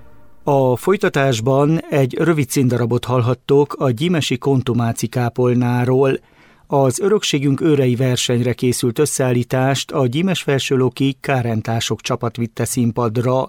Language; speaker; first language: Hungarian; native; Hungarian